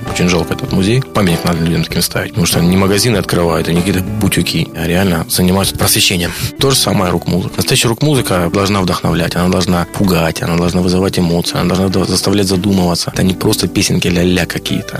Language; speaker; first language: Russian; native; Russian